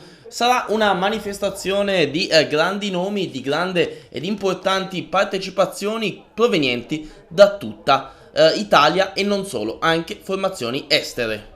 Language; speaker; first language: Italian; native; Italian